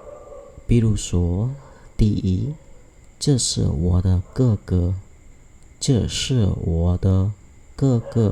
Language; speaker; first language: Chinese; non-native, fluent; Khmer